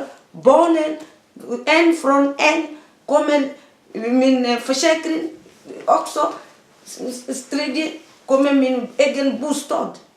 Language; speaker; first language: Swedish; non-native, fluent; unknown